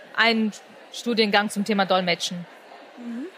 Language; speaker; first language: German; native; German